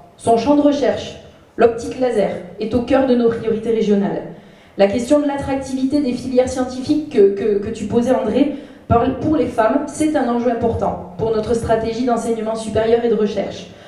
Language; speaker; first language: French; native; French